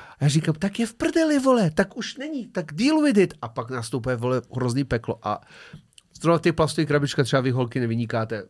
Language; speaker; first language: Czech; non-native, fluent; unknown